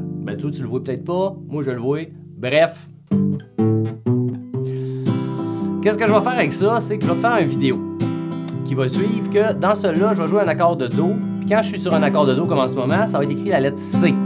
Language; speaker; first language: French; native; French